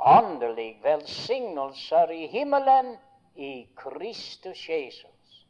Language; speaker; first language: Norwegian; early bilingual, heritage; Norwegian